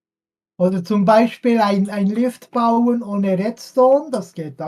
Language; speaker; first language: German; non-native, fluent; French